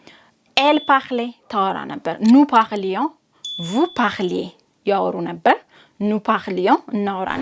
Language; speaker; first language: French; non-native, fluent; Amharic